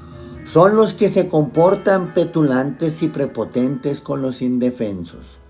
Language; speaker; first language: Spanish; native; Spanish